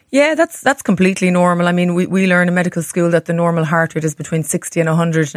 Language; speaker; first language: English; native; English